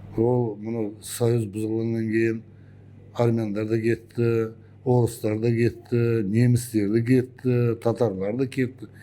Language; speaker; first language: Kazakh; non-native, local second language; Persian